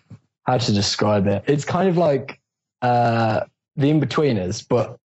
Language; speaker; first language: English; native; English